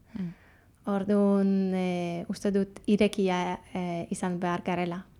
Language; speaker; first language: Basque; non-native, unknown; Polish